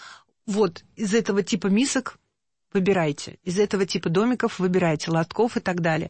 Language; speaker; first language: Russian; native; Russian